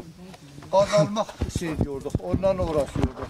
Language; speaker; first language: Turkish; non-native, local second language; Kurdish